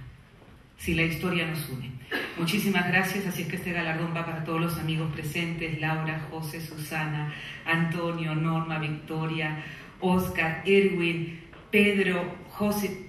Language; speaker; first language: Spanish; native; Spanish